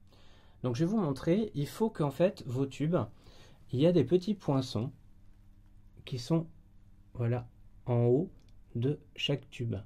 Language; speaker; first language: French; native; French